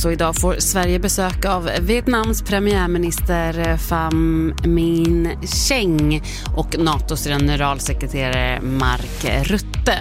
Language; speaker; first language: Swedish; native; Swedish